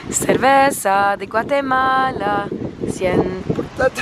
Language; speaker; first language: Spanish; non-native, learner; French